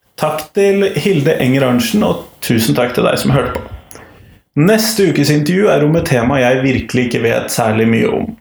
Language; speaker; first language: Norwegian; native; Norwegian